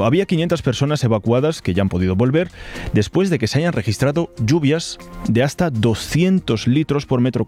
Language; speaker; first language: Spanish; native; Spanish